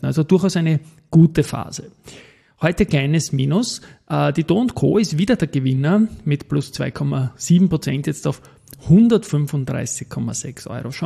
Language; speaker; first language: German; native; German